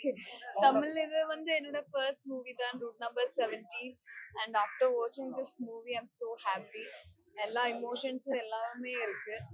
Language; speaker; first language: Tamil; non-native, learner; Malayalam